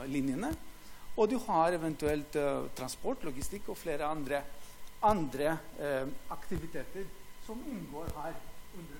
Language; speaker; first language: Norwegian; non-native, fluent; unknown